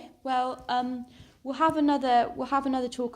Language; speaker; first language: English; native; English